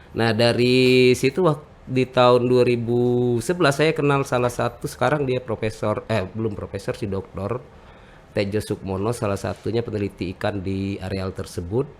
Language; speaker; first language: Indonesian; native; Indonesian